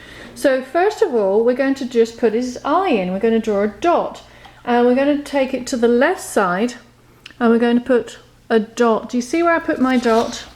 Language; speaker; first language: English; native; English